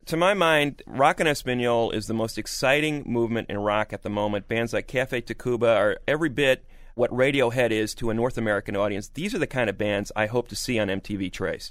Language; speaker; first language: English; native; English